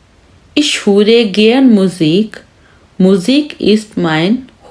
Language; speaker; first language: German; non-native, fluent; Urdu